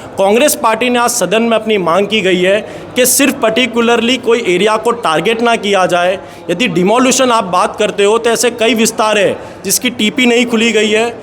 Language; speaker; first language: Hindi; non-native, local second language; Gujarati